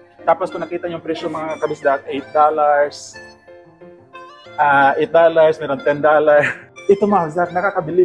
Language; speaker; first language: Filipino; non-native, local second language; Cebuano